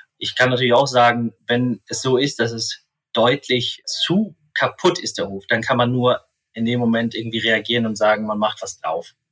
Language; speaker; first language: German; native; German